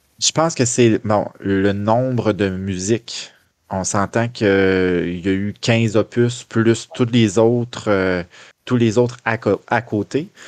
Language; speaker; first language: French; native; French